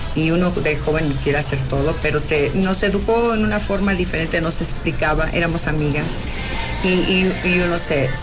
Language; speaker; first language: Spanish; early bilingual, heritage; Spanish